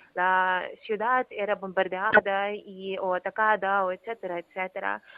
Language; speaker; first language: Spanish; non-native, fluent; Ukrainian